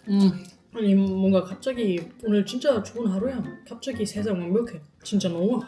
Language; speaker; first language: Korean; non-native, fluent; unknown